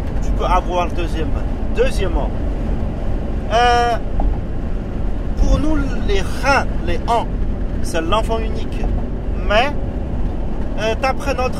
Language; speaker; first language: French; non-native, fluent; Chinese